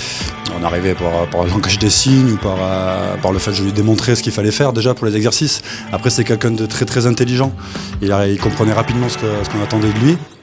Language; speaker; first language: French; native; French